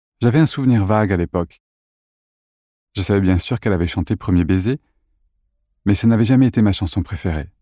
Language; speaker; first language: French; native; French